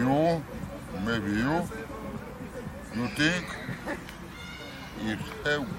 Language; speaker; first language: English; non-native, learner; Romany